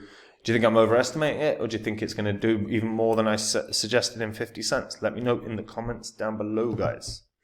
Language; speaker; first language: English; native; English